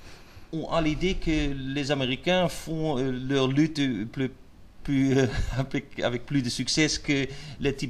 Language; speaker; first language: French; non-native, learner; Dutch